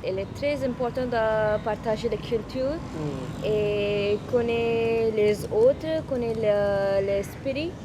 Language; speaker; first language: French; non-native, learner; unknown